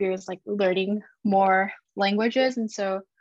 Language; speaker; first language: English; early bilingual, other home language; Chinese